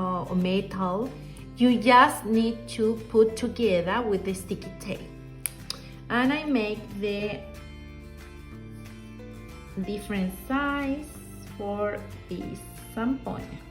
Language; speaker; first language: English; non-native, learner; Spanish